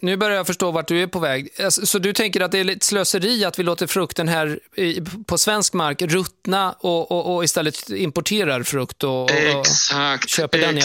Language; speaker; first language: Swedish; native; Swedish